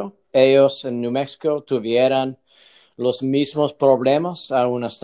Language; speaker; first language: Spanish; non-native, learner; English